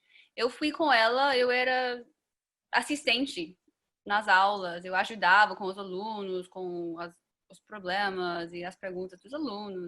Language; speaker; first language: Portuguese; non-native, fluent; English